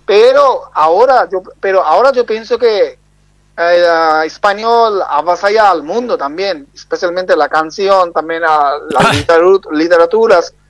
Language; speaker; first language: Spanish; non-native, learner; Bangla